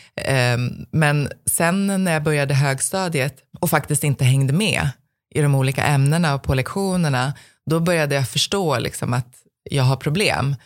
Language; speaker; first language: Swedish; native; Swedish